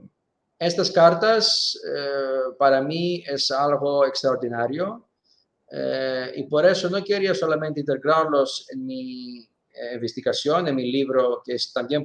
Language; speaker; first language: Spanish; non-native, fluent; Greek